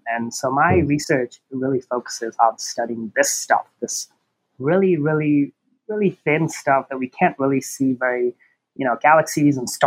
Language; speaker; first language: English; non-native, local second language; Bangla